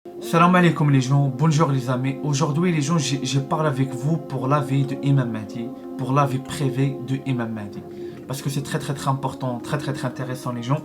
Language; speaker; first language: French; non-native, learner; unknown